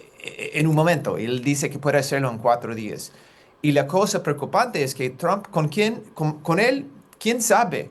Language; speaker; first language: Spanish; non-native, fluent; English